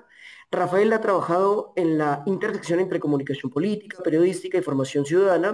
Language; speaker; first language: Spanish; native; Spanish